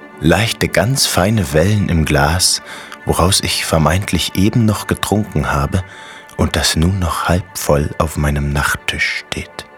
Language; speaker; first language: German; native; German